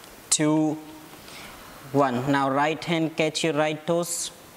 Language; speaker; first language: English; non-native, local second language; Hindi